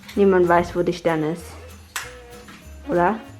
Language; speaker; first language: German; early bilingual, other home language; Filipino